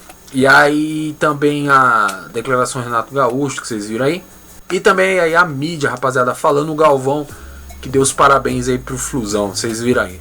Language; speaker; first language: Portuguese; native; Portuguese